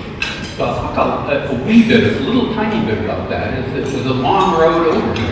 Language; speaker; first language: English; native; English